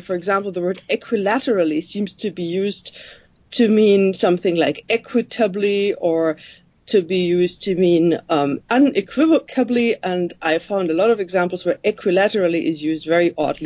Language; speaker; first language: English; non-native, fluent; German